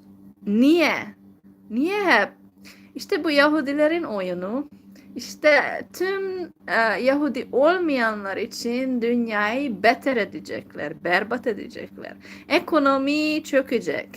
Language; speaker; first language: Turkish; non-native, fluent; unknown